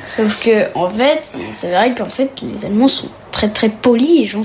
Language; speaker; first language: French; early bilingual, heritage; French